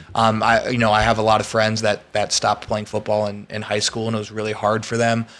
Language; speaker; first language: English; native; English